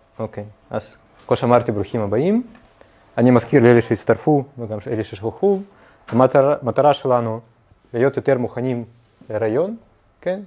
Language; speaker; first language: Hebrew; non-native, fluent; Russian